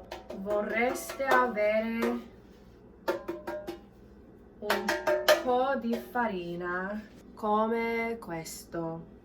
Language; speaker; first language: Italian; non-native, learner; English